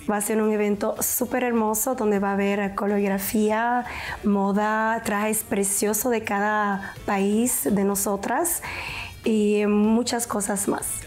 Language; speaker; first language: Spanish; non-native, learner; Polish